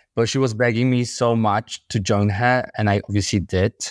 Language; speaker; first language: English; non-native, fluent; Polish